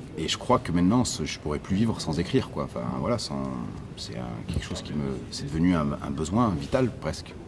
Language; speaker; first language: French; early bilingual, other home language; Arabic